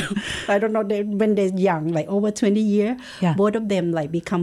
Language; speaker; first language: English; non-native, learner; Thai